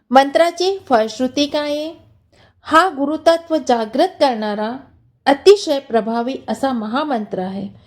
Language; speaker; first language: Marathi; non-native, local second language; Hindi